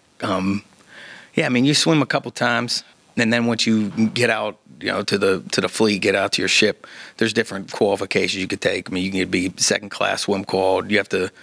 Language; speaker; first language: English; native; English